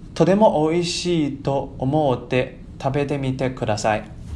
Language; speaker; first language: Japanese; non-native, learner; Chinese